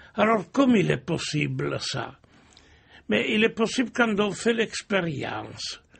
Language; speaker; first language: French; non-native, fluent; Italian